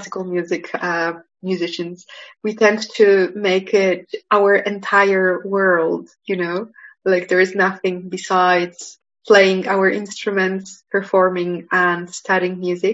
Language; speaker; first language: English; non-native, fluent; Polish